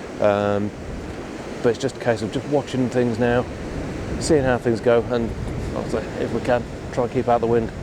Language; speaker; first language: English; native; English